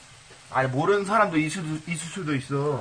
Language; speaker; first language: Korean; non-native, fluent; English